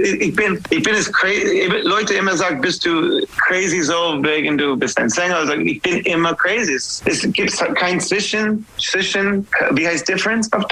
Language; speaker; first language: German; non-native, fluent; English